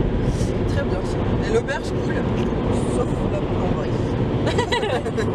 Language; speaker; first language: French; native; French